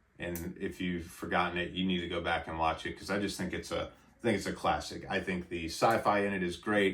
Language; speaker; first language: English; native; English